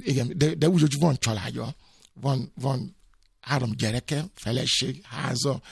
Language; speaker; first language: Hungarian; non-native, fluent; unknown